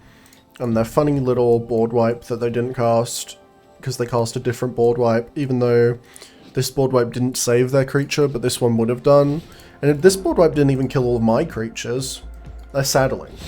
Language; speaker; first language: English; native; English